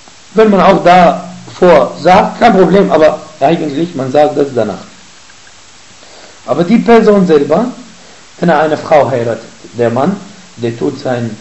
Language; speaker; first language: German; non-native, fluent; Arabic